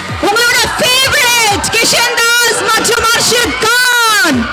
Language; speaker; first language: Tamil; native; Tamil